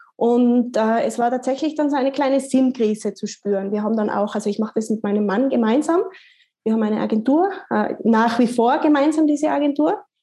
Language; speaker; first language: German; native; German